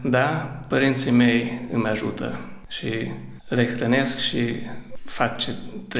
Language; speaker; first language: Romanian; non-native, local second language; Hungarian